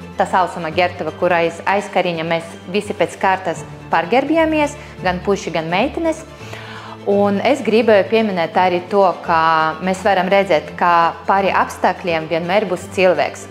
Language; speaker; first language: Latvian; non-native, local second language; Russian